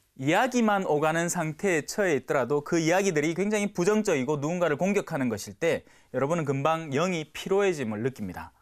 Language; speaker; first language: Korean; native; Korean